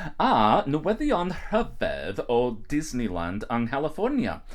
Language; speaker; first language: Welsh; non-native, learner; English